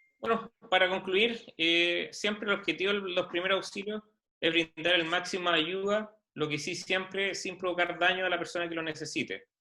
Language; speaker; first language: Spanish; native; Spanish